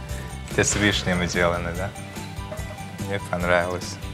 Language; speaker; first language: Russian; non-native, fluent; Turkmen